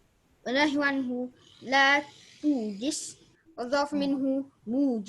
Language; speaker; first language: Arabic; non-native, learner; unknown